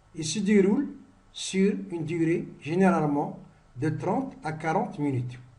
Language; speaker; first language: French; non-native, local second language; Arabic